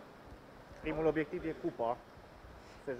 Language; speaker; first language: Romanian; native; Romanian